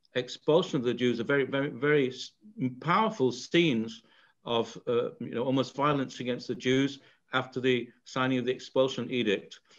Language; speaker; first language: English; native; English